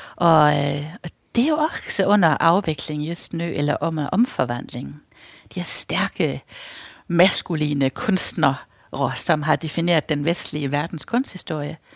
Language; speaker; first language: Danish; native; Danish